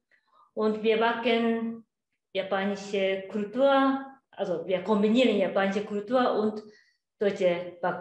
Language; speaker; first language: German; non-native, learner; Japanese